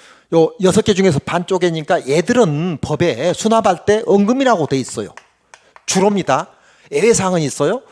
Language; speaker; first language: Korean; native; Korean